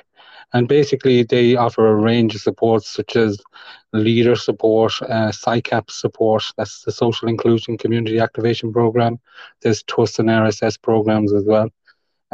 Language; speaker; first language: English; native; English